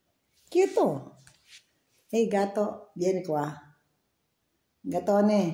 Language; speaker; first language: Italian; non-native, learner; Filipino